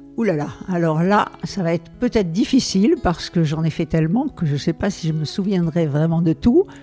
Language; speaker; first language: French; native; French